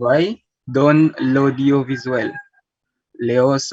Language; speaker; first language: French; non-native, learner; Indonesian